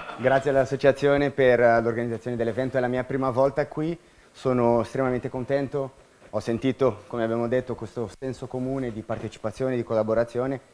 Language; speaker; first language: Italian; non-native, fluent; Portuguese